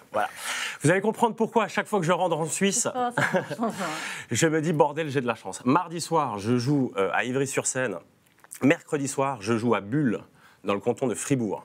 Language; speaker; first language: French; native; French